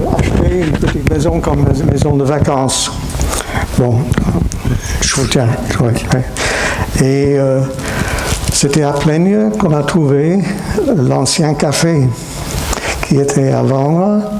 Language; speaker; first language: French; non-native, fluent; English